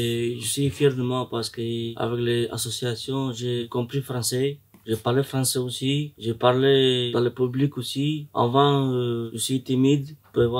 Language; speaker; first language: French; non-native, learner; Romany